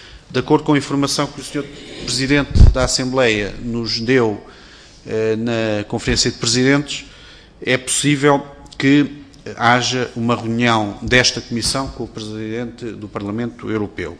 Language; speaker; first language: Portuguese; native; Portuguese